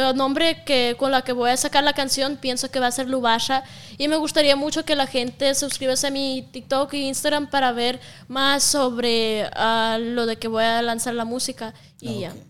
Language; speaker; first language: Spanish; non-native, fluent; Russian